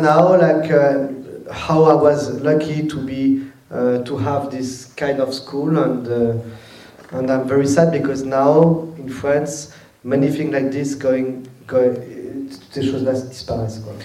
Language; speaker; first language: English; non-native, learner; French